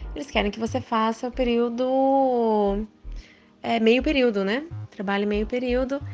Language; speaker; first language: Portuguese; early bilingual, other home language; Japanese